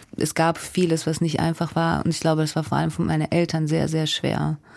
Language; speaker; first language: German; early bilingual, other home language; Russian